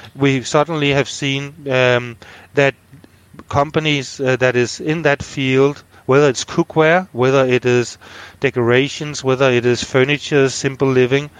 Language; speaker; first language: English; non-native, fluent; Danish